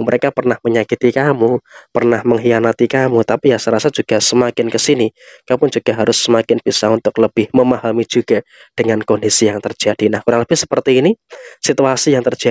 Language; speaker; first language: Indonesian; native; Indonesian